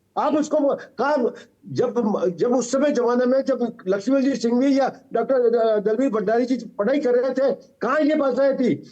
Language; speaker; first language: Hindi; non-native, local second language; Rajasthani